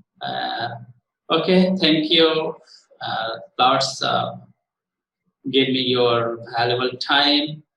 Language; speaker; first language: English; non-native, learner; Bangla